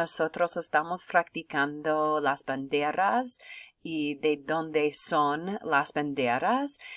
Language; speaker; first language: Spanish; non-native, fluent; English